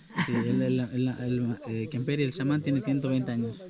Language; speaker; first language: Spanish; non-native, local second language; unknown